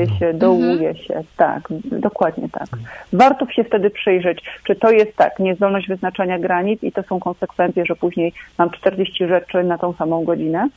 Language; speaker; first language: Polish; native; Polish